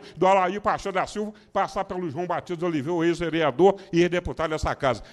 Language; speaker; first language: Portuguese; native; Portuguese